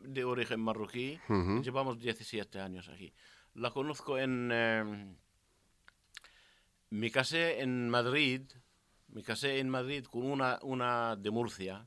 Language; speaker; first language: Spanish; non-native, learner; Arabic